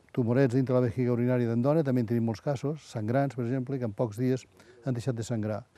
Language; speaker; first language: Catalan; native; Catalan